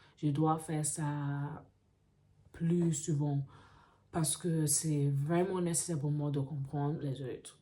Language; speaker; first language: French; non-native, learner; English